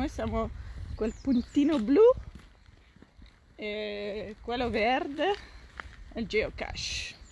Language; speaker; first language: Italian; non-native, fluent; Dutch